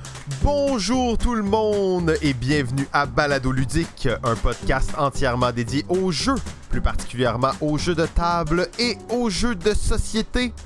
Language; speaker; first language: French; native; French